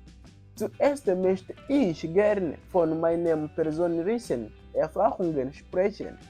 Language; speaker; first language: German; non-native, fluent; Kinyarwanda